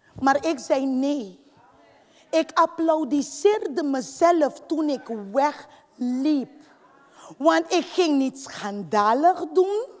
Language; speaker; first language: Dutch; non-native, fluent; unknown